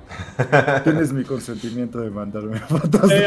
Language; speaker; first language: Spanish; native; Spanish